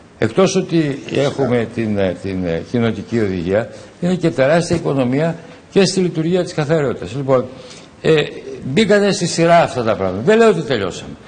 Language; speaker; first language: Greek; native; Greek